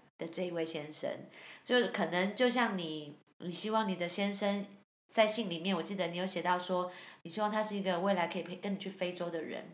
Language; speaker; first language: Chinese; native; Chinese